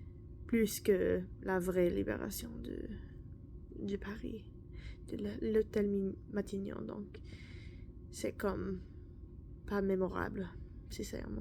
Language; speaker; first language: French; non-native, learner; English